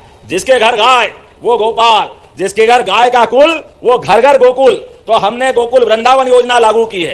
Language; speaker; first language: Hindi; native; Hindi